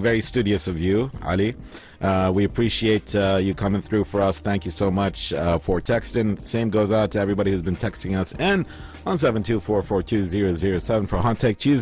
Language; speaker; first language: English; non-native, fluent; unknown